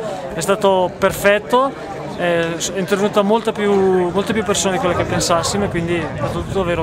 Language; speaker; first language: Italian; native; Italian